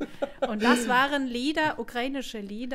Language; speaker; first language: German; non-native, fluent; Russian